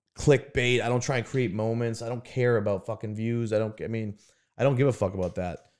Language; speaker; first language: English; native; English